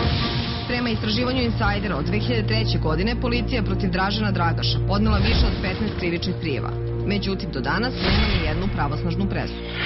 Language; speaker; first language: Serbian; native; Serbian